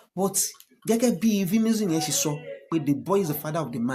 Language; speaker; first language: English; non-native, local second language; Yoruba